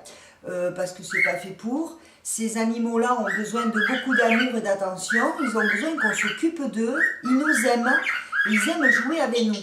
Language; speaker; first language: French; native; French